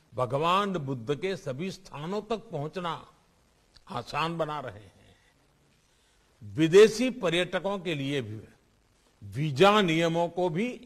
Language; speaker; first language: Hindi; non-native, local second language; Gujarati